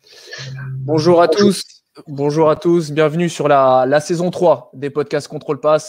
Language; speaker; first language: French; native; French